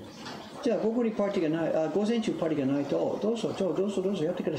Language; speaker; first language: Japanese; non-native, fluent; English